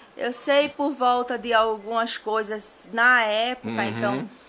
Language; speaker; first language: Portuguese; native; Portuguese